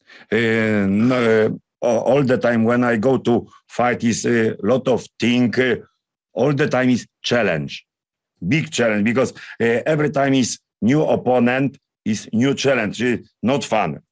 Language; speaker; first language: English; non-native, learner; Polish